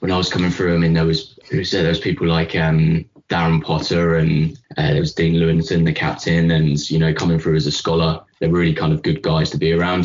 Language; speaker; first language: English; native; English